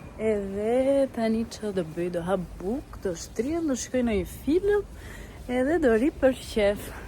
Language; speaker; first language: Albanian; early bilingual, heritage; Albanian